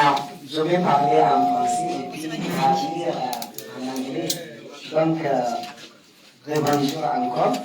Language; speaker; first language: French; non-native, fluent; Hausa